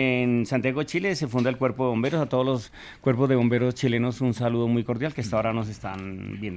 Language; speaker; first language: Spanish; native; Spanish